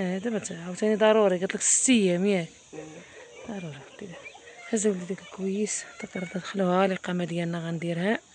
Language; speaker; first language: Arabic; native; Arabic